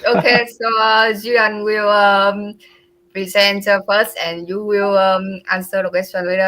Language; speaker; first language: English; non-native, learner; Vietnamese